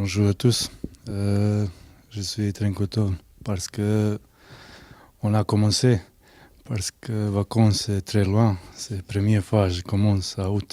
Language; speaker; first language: French; non-native, learner; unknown